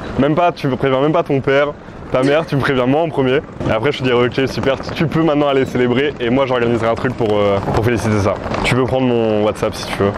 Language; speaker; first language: French; early bilingual, other home language; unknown